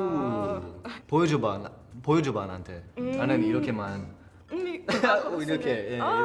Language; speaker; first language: Korean; non-native, learner; English